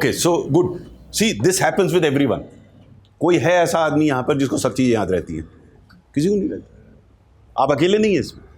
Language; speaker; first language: Hindi; native; Hindi